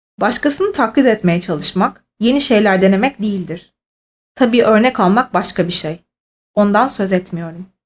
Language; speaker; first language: Turkish; native; Turkish